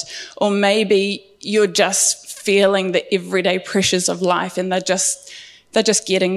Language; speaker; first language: English; native; English